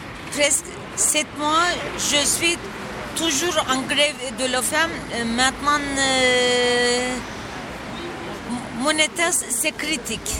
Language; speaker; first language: French; non-native, learner; Turkish